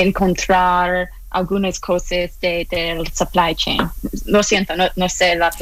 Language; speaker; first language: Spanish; non-native, learner; English